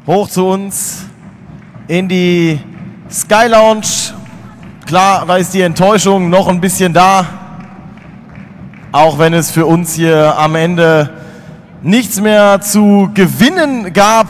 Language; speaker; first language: German; native; German